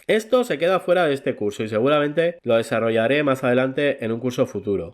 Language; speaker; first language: Spanish; native; Spanish